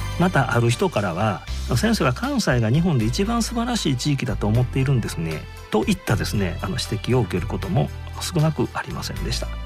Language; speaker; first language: Japanese; native; Japanese